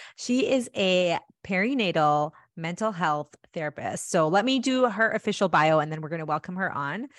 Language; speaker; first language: English; early bilingual, other home language; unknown